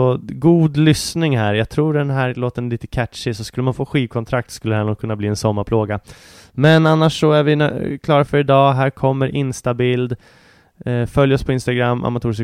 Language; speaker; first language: Swedish; native; Swedish